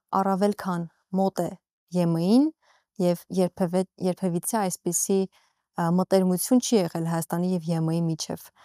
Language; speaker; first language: Armenian; native; Armenian